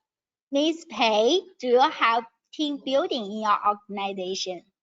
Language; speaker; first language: English; non-native, learner; Chinese